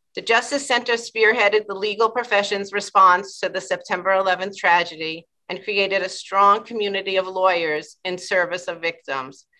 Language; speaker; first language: English; native; English